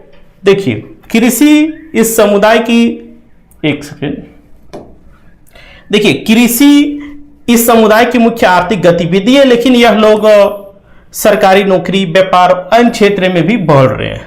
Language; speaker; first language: Hindi; native; Hindi